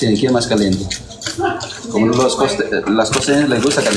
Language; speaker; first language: Spanish; non-native, fluent; Indonesian